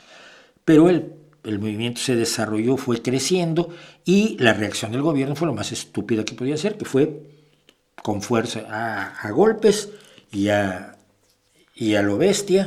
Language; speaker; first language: Spanish; native; Spanish